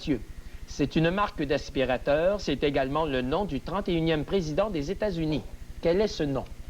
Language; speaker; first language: French; native; French